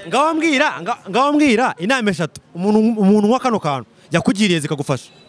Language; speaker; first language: Kinyarwanda; native; Kinyarwanda